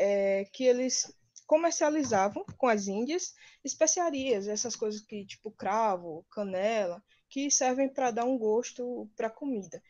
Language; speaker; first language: Portuguese; native; Portuguese